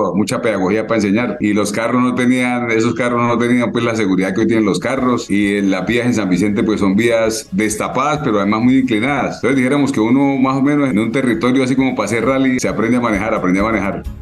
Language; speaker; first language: Spanish; native; Spanish